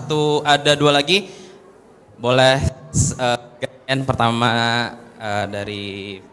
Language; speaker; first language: Indonesian; native; Indonesian